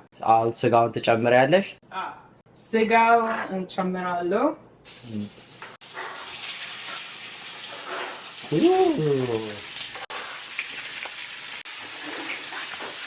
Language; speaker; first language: Amharic; non-native, learner; Arabic